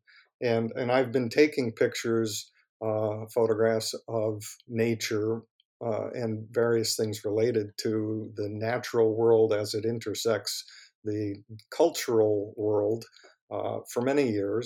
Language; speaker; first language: English; native; English